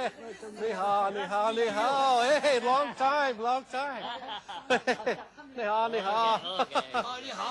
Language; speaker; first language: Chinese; non-native, learner; English